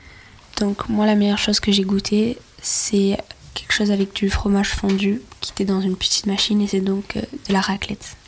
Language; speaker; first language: French; non-native, learner; Swedish